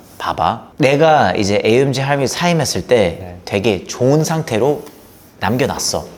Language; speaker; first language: Korean; early bilingual, heritage; Korean